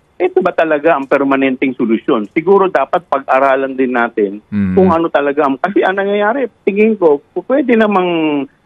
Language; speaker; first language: Filipino; native; Filipino